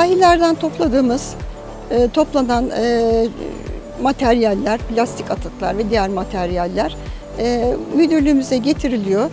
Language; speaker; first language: Turkish; native; Turkish